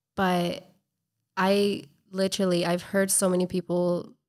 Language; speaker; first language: English; native; English